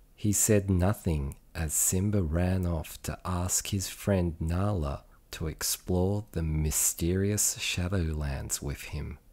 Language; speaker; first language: English; early bilingual, other home language; Japanese